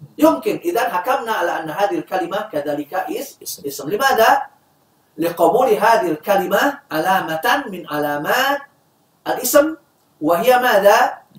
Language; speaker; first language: Arabic; non-native, fluent; Indonesian